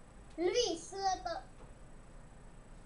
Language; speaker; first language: Chinese; non-native, learner; Vietnamese